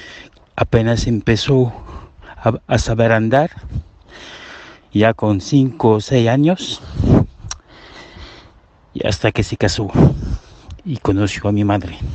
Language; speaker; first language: Spanish; early bilingual, heritage; Spanish